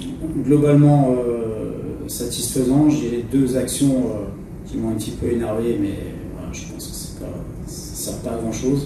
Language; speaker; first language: French; native; French